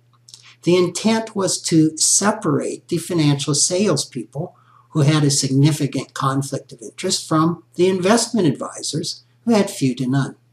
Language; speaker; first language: English; native; English